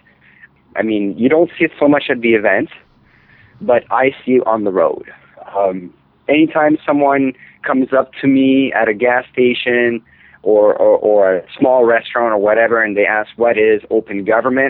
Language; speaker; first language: English; non-native, fluent; French